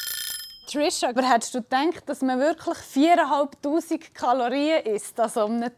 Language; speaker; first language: German; native; German